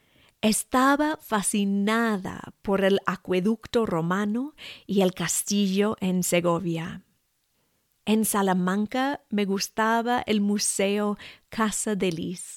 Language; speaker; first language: Spanish; non-native, fluent; English